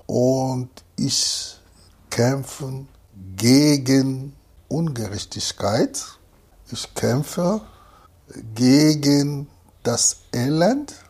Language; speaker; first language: German; non-native, fluent; Lingala